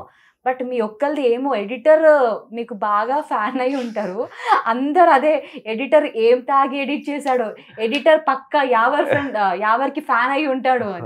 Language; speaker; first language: Telugu; native; Telugu